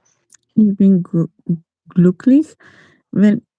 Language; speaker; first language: German; non-native, learner; Macedonian